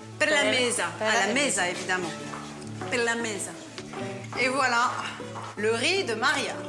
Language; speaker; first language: French; native; French